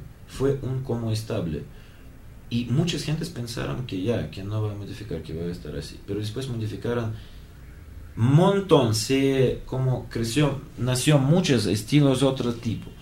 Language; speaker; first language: Spanish; non-native, learner; Russian